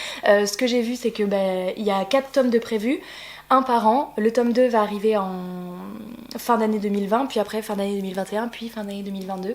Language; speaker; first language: French; native; French